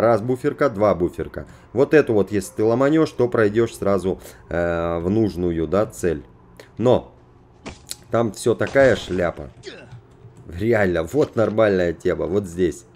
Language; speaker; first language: Russian; native; Russian